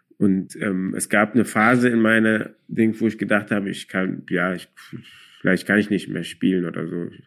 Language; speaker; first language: German; early bilingual, other home language; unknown